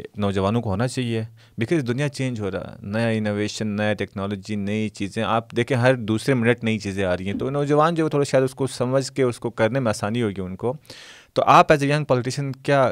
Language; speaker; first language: Urdu; non-native, local second language; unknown